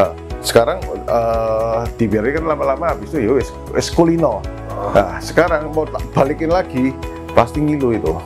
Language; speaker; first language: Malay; non-native, local second language; Javanese